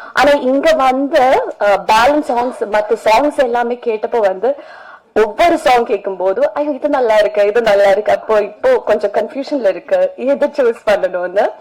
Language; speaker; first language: Tamil; non-native, fluent; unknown